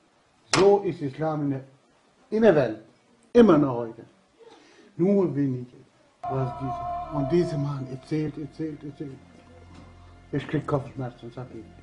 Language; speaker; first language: German; early bilingual, other home language; Albanian